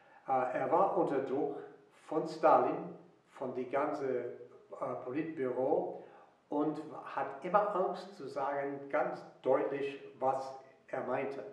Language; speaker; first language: German; non-native, fluent; English